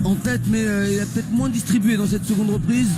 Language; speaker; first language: French; native; French